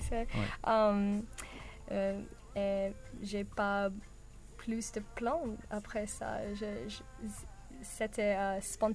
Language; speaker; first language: French; non-native, learner; English